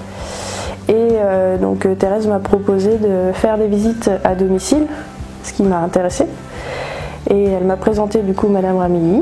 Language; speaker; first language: French; native; French